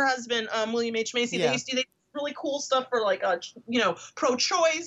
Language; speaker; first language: English; native; English